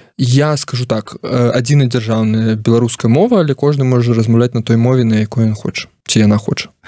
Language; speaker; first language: Belarusian; non-native, local second language; Russian